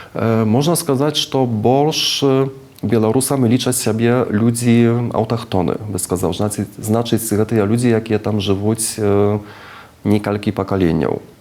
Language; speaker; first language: Belarusian; non-native, fluent; Czech